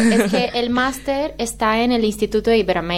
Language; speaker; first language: Spanish; non-native, fluent; Portuguese